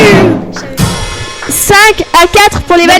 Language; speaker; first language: French; native; French